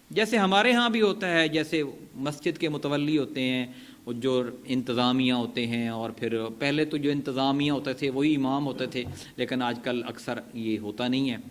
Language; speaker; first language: Urdu; non-native, local second language; Punjabi